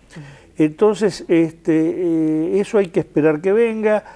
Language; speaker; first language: Spanish; native; Spanish